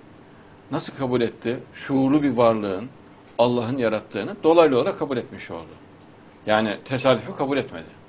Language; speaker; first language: Turkish; native; Turkish